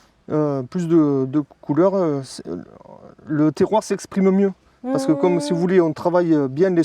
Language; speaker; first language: French; native; French